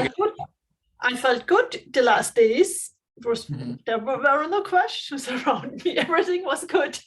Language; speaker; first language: English; non-native, fluent; German